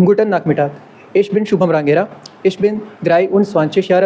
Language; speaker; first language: German; non-native, learner; Hindi